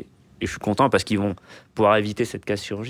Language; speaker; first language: French; native; French